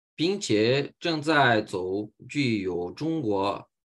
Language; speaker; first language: Chinese; non-native, fluent; Portuguese